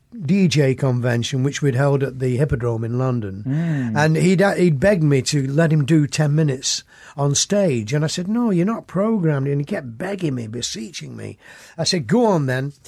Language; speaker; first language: English; native; English